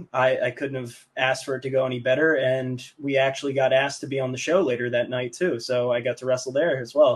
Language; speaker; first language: English; native; English